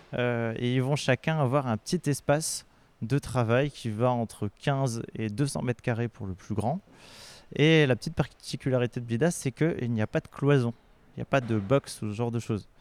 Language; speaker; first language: French; native; French